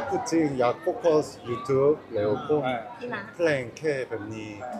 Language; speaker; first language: Thai; non-native, learner; Korean